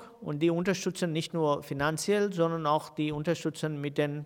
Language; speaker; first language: German; non-native, fluent; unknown